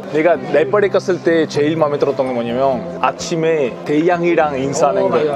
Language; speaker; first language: Korean; non-native, fluent; Italian